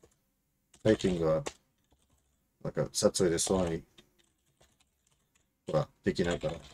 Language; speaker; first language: Japanese; non-native, fluent; English